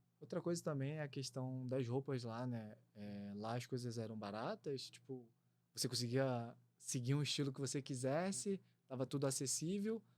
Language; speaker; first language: Portuguese; native; Portuguese